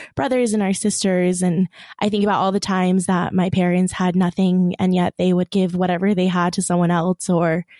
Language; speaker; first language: English; early bilingual, other home language; Persian